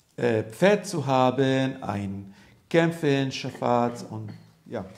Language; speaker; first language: German; non-native, learner; Arabic